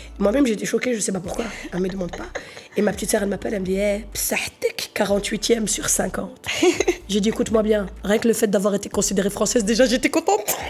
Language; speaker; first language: French; native; French